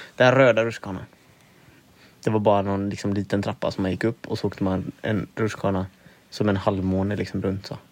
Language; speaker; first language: Swedish; native; Swedish